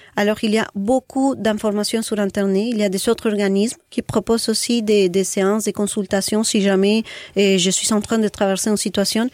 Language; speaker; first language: French; non-native, fluent; Spanish